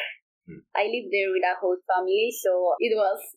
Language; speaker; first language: English; non-native, fluent; Spanish